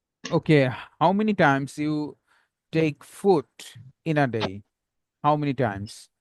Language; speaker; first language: English; non-native, fluent; Bangla